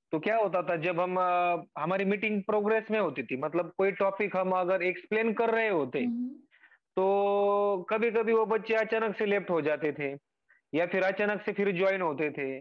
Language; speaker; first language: Hindi; non-native, local second language; Marathi